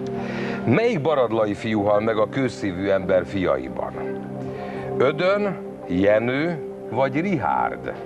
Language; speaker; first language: Hungarian; native; Hungarian